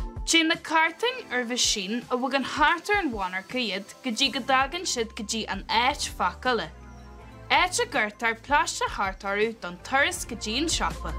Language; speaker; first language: Irish; native; Irish